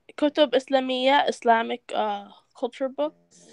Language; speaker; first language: Arabic; non-native, learner; English